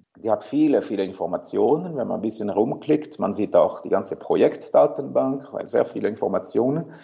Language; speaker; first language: German; non-native, local second language; French